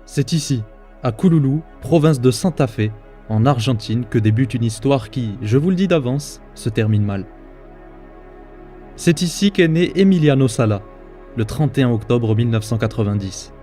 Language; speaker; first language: French; native; French